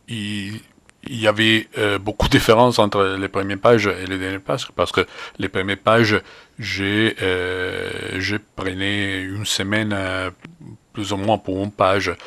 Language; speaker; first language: French; non-native, fluent; Italian